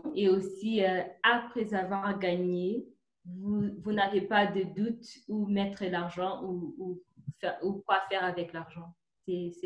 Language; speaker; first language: French; non-native, fluent; Kinyarwanda